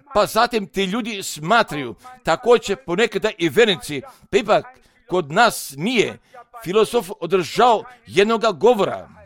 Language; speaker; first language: Croatian; non-native, fluent; German